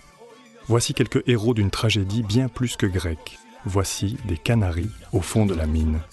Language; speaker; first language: French; native; French